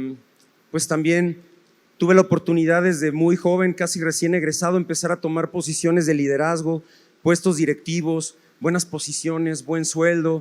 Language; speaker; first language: Spanish; native; Spanish